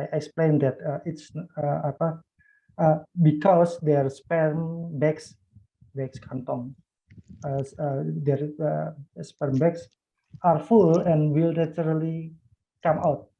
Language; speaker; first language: English; non-native, learner; Indonesian